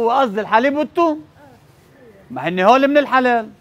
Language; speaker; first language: Arabic; native; Arabic